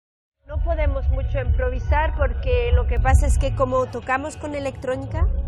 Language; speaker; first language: Spanish; early bilingual, heritage; French